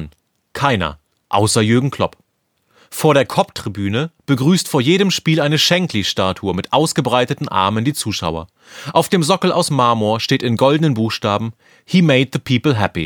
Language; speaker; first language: German; native; German